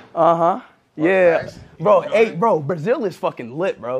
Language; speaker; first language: English; native; English